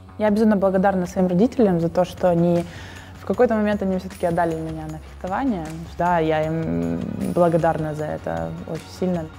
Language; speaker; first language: Russian; native; Russian